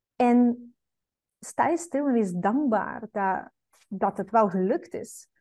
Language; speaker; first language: Dutch; non-native, fluent; Russian